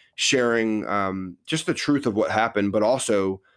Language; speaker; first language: English; native; English